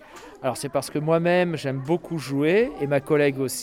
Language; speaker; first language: French; native; French